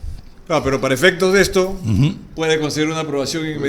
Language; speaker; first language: Spanish; native; Spanish